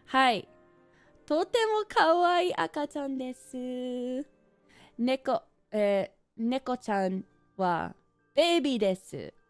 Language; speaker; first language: Japanese; non-native, learner; English